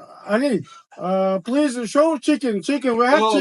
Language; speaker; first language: English; non-native, learner; Ingush